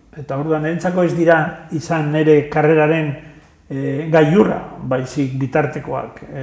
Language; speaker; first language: Basque; non-native, local second language; Spanish